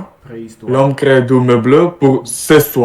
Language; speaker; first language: French; non-native, learner; Russian